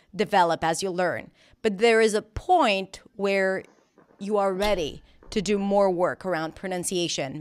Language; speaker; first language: English; non-native, fluent; Hebrew